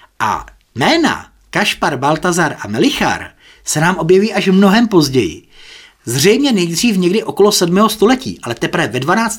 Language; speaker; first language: Czech; native; Czech